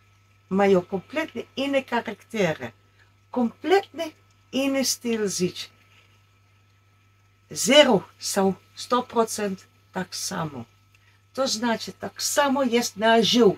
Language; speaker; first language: Polish; non-native, learner; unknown